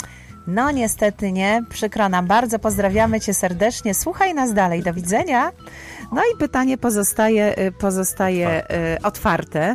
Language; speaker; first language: Polish; native; Polish